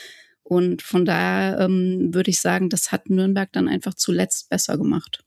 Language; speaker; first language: German; native; German